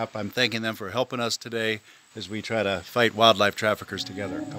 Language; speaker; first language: English; native; English